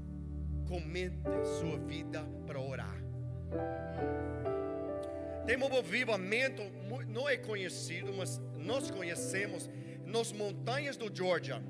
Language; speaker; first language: Portuguese; non-native, learner; English